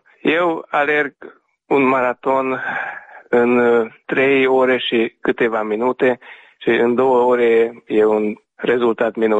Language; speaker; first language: Romanian; non-native, local second language; Hungarian